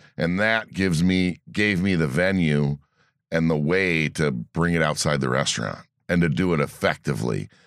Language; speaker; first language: English; native; English